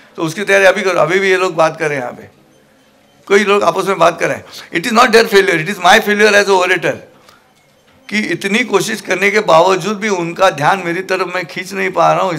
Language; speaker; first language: Hindi; non-native, local second language; Marathi